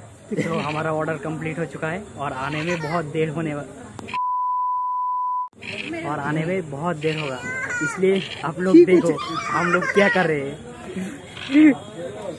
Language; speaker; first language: Hindi; non-native, local second language; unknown